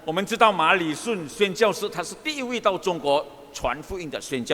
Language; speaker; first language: Chinese; early bilingual, heritage; Chinese